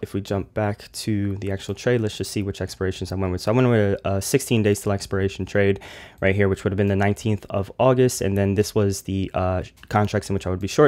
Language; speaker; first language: English; native; English